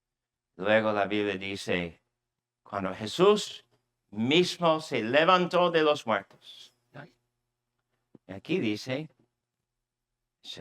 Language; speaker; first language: Spanish; non-native, fluent; English